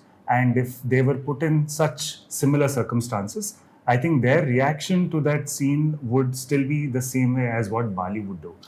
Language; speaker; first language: English; non-native, local second language; Kannada